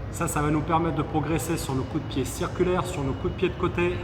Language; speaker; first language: French; native; French